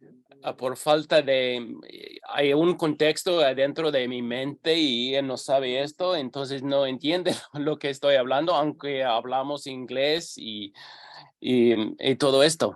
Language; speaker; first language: Spanish; non-native, fluent; English